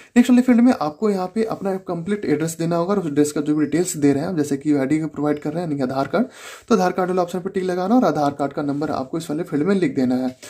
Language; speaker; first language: Hindi; native; Hindi